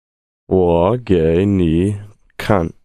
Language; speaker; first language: Chinese; non-native, learner; English